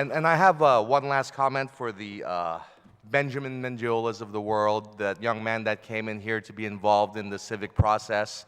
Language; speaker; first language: English; early bilingual, other home language; Filipino